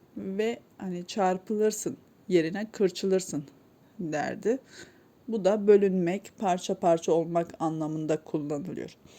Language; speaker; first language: Turkish; native; Turkish